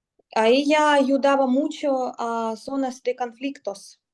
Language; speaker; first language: Spanish; non-native, learner; Russian